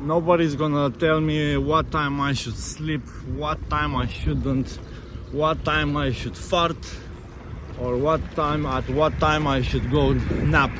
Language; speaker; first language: English; non-native, fluent; Romanian